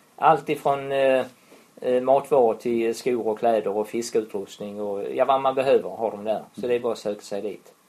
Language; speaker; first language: Swedish; native; Swedish